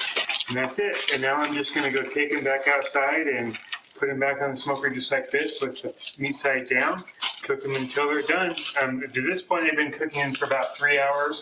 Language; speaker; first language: English; native; English